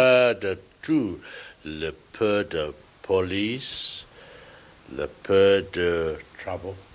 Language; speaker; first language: French; non-native, learner; English